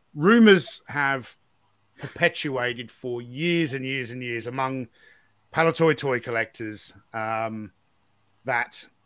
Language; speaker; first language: English; native; English